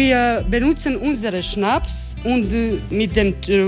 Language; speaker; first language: German; non-native, learner; Croatian